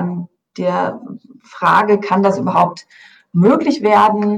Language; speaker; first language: German; native; German